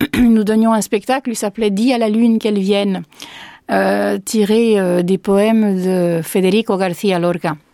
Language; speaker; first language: French; early bilingual, other home language; Spanish